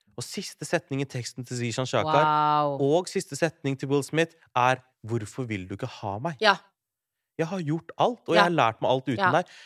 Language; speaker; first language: Norwegian; native; Norwegian